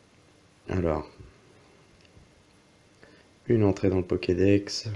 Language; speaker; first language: French; native; French